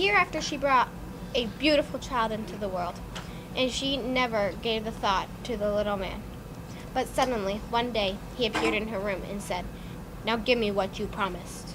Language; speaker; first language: English; native; English